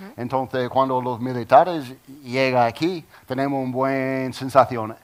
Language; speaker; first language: Spanish; non-native, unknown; English